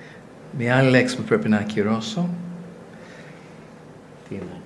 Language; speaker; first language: Greek; non-native, learner; English